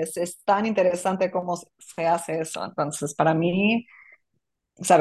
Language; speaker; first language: Spanish; non-native, fluent; English